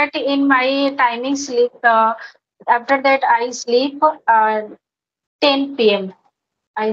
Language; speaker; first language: English; non-native, learner; Hindi